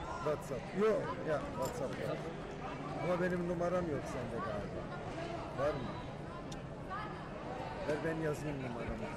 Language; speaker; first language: Turkish; early bilingual, heritage; Turkish